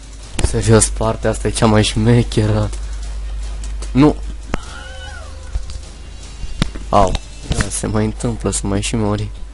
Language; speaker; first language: Romanian; native; Romanian